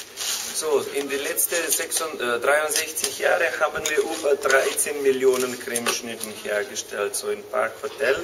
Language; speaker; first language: German; non-native, fluent; Slovenian